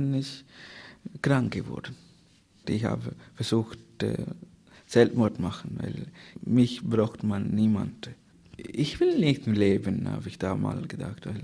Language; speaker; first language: German; non-native, learner; Tamil